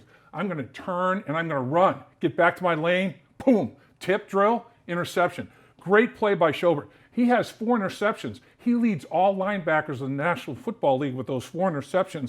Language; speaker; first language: English; native; English